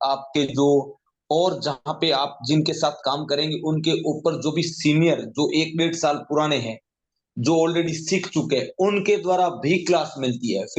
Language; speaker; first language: Hindi; native; Hindi